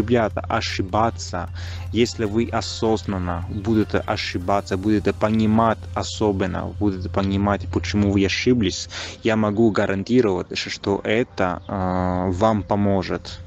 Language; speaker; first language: Russian; non-native, fluent; Italian